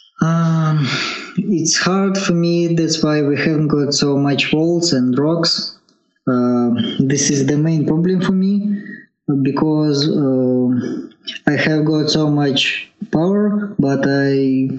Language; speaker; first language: English; non-native, learner; Russian